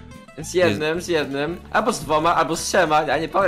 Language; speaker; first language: Polish; native; Polish